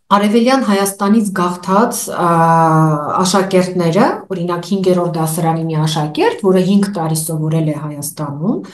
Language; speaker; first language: Armenian; native; Armenian